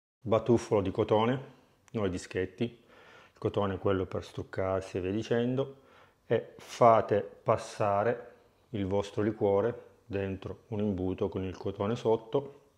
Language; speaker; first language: Italian; native; Italian